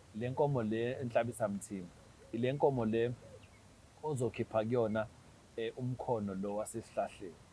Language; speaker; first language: Zulu; native; Zulu